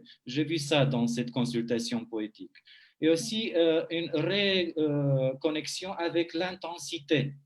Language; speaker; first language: French; non-native, fluent; Romanian